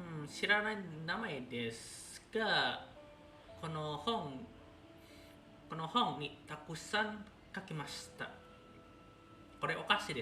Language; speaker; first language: Japanese; non-native, learner; Indonesian